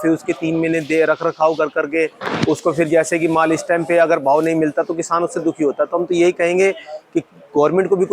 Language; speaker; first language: Hindi; native; Hindi